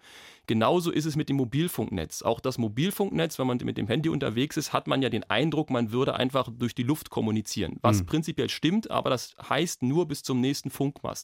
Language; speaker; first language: German; native; German